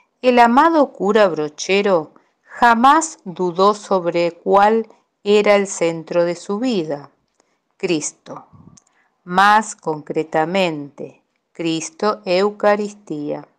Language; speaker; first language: Spanish; native; Spanish